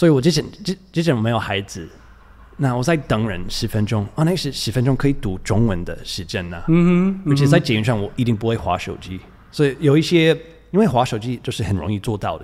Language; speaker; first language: Chinese; non-native, fluent; English